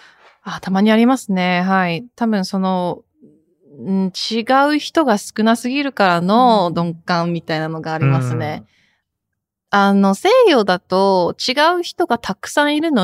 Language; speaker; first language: Japanese; early bilingual, heritage; Japanese